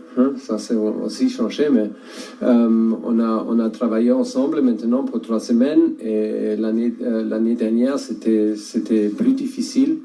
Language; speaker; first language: French; non-native, learner; German